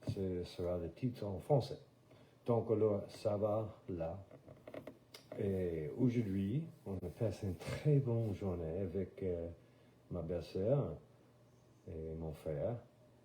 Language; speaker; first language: French; non-native, fluent; English